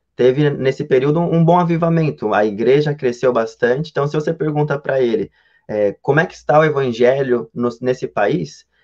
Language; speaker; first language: Portuguese; native; Portuguese